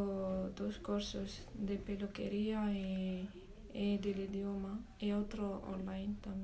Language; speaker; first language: Spanish; non-native, learner; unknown